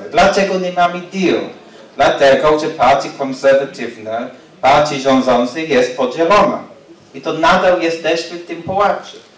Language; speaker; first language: Polish; non-native, fluent; English